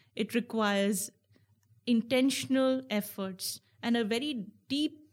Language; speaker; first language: English; non-native, local second language; Hindi